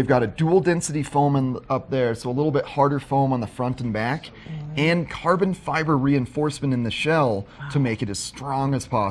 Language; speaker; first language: English; native; English